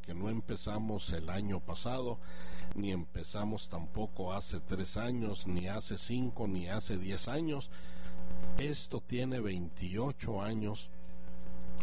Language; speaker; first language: Spanish; native; Spanish